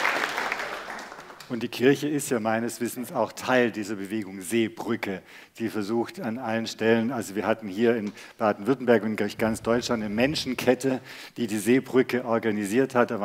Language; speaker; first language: German; native; German